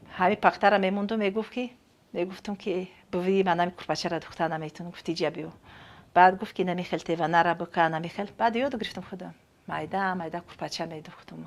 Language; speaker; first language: Tajik; non-native, fluent; Romanian